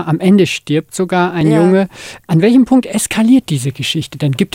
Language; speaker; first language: German; native; German